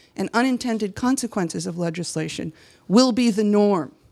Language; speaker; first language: English; native; English